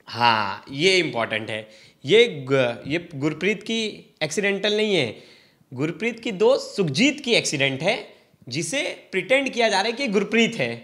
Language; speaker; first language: Hindi; native; Hindi